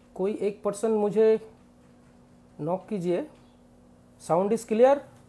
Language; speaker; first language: Hindi; non-native, local second language; Bangla